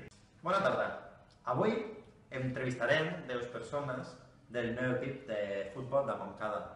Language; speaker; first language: Catalan; non-native, learner; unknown